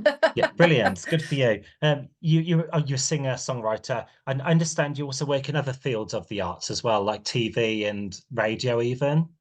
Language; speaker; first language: English; native; English